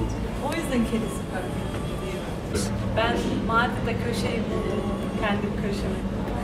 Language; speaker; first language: Turkish; non-native, fluent; Slovenian